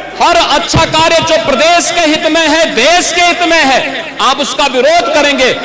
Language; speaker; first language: Hindi; native; Hindi